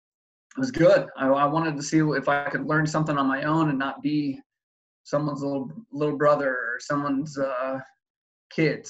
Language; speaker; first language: English; native; English